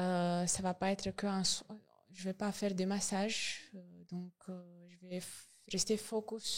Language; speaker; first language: French; non-native, learner; Romanian